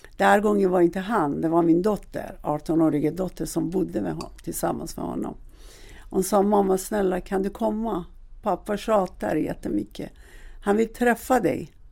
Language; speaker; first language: Swedish; non-native, fluent; Persian